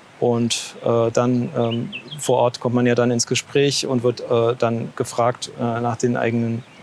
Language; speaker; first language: German; native; German